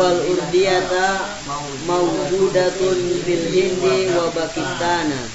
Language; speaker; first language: Arabic; non-native, learner; Indonesian